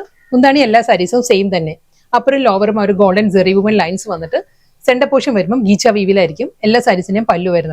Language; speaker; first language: Malayalam; native; Malayalam